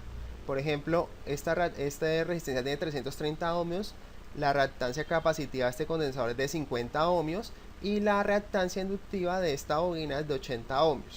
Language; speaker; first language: Spanish; native; Spanish